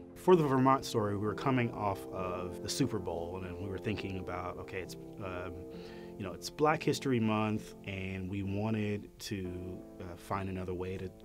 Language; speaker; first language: English; native; English